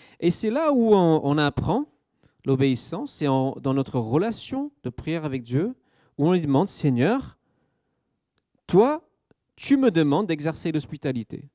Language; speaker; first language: French; native; French